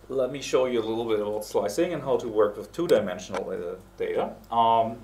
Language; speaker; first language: English; non-native, fluent; German